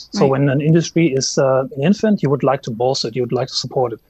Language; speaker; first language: English; non-native, fluent; German